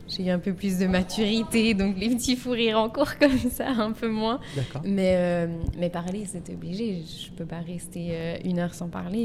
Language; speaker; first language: French; native; French